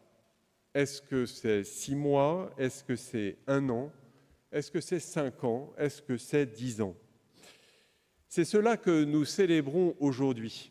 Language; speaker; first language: French; native; French